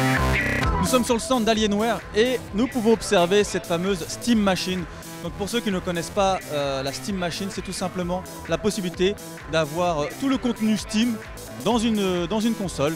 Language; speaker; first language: French; native; French